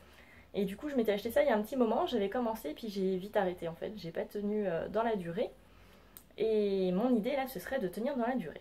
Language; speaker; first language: French; native; French